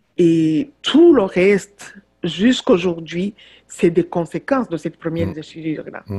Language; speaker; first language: French; non-native, local second language; Kinyarwanda